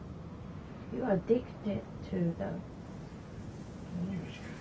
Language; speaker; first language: English; non-native, learner; Japanese